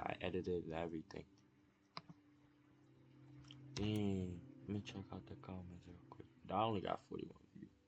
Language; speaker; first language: English; native; English